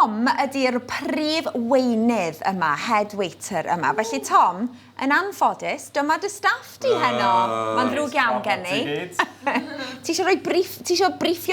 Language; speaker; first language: Welsh; native; Welsh